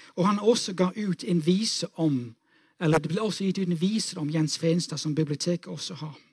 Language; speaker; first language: Norwegian; non-native, fluent; English